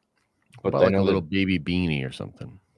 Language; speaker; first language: English; native; English